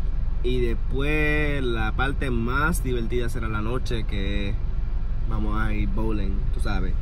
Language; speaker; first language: Spanish; early bilingual, heritage; English